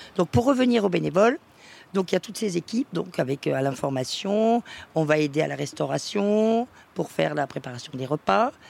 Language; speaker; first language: French; native; French